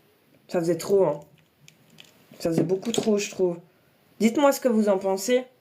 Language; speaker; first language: French; native; French